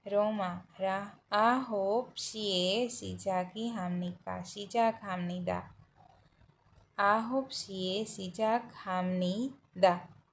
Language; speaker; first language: Korean; non-native, learner; Hindi